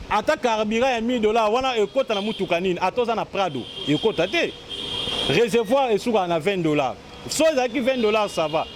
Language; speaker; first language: Lingala; native; Lingala